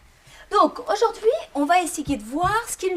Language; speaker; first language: French; native; French